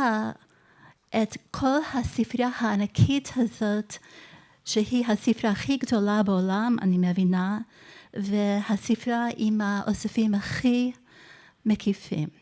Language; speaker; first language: Hebrew; non-native, fluent; English